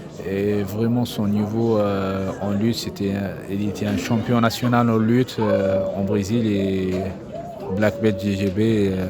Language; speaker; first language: French; non-native, fluent; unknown